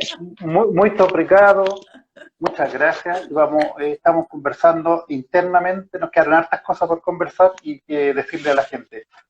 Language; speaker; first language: Spanish; native; Spanish